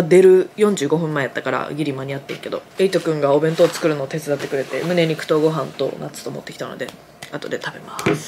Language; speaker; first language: Japanese; native; Japanese